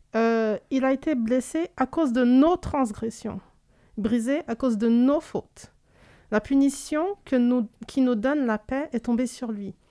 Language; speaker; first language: French; native; French